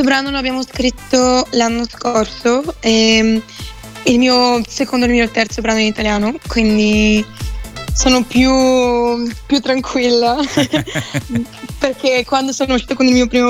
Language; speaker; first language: Italian; non-native, fluent; Bulgarian